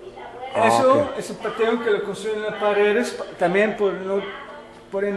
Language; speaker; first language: Spanish; non-native, fluent; Dutch